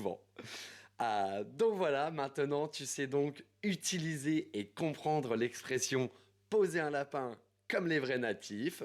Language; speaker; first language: French; native; French